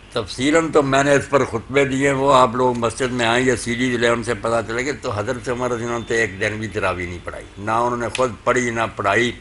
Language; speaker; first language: Urdu; non-native, local second language; Punjabi